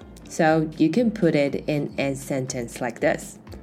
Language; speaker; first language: English; non-native, fluent; Chinese